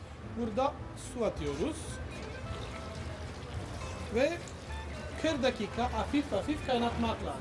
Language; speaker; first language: Turkish; non-native, learner; Italian